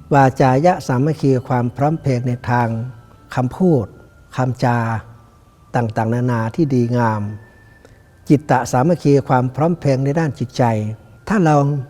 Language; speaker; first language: Thai; native; Thai